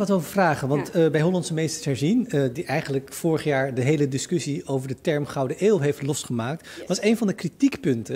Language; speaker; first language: Dutch; native; Dutch